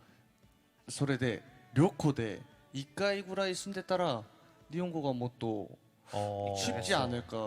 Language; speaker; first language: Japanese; non-native, learner; Korean